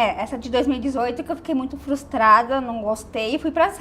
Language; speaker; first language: Portuguese; native; Portuguese